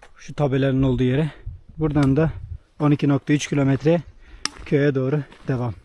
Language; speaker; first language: Turkish; native; Turkish